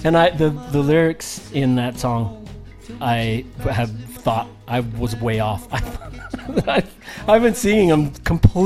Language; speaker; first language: English; native; English